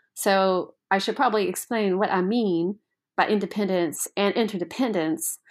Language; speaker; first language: English; native; English